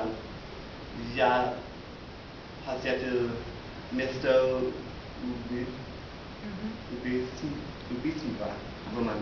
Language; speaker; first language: Russian; non-native, learner; English